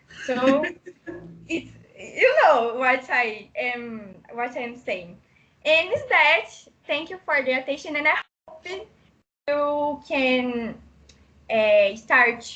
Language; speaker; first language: English; non-native, learner; Portuguese